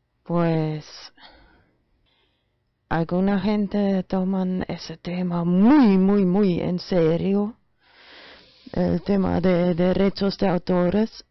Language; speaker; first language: Spanish; non-native, fluent; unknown